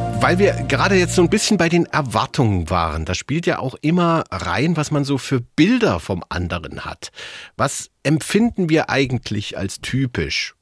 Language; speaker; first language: German; native; German